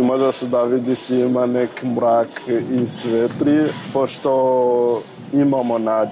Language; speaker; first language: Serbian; non-native, learner; Rundi